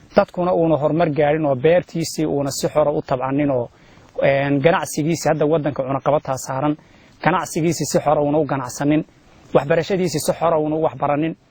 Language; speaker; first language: Somali; native; Somali